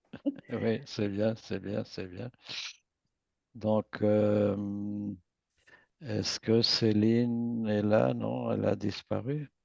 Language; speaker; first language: French; native; French